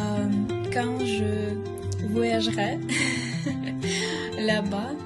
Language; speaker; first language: French; non-native, fluent; Ukrainian